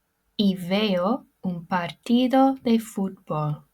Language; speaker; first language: Spanish; non-native, fluent; English